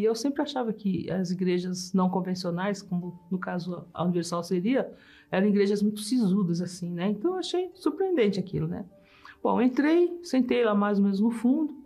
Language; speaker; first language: Portuguese; early bilingual, other home language; German